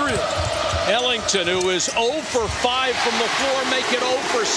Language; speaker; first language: English; native; English